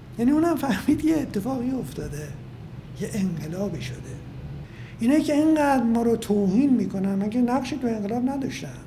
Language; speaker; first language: Persian; non-native, local second language; Armenian